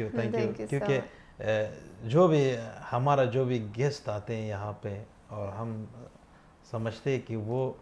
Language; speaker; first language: Hindi; non-native, fluent; Pashto